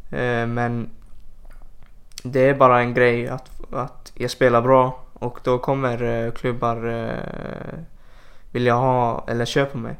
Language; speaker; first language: Swedish; non-native, fluent; Icelandic